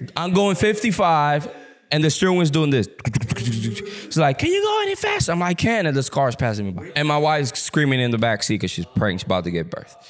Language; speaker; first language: English; early bilingual, other home language; Spanish